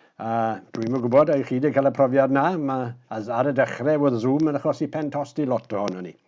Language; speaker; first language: Welsh; native; Welsh